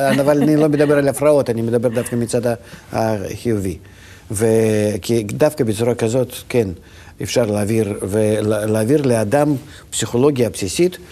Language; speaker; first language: Hebrew; non-native, fluent; Russian